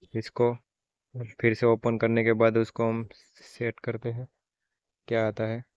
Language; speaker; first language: Hindi; non-native, local second language; Gujarati